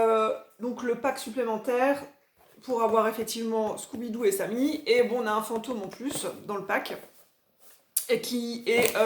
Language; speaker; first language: French; native; French